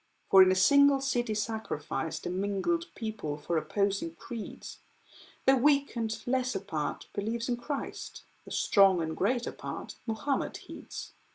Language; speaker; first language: English; non-native, fluent; Greek